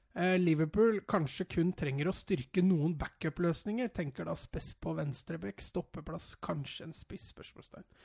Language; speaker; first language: Norwegian; native; Norwegian